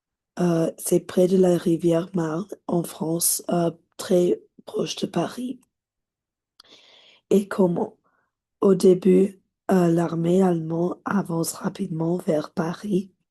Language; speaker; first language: French; non-native, learner; English